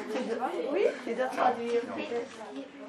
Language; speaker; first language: French; non-native, fluent; Norwegian